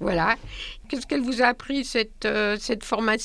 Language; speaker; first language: French; native; French